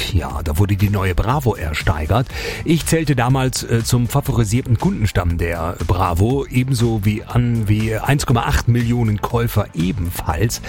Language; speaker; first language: German; native; German